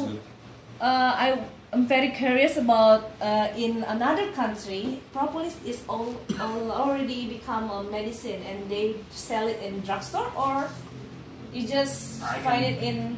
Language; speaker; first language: English; non-native, learner; Indonesian